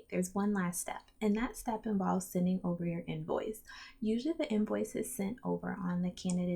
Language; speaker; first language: English; native; English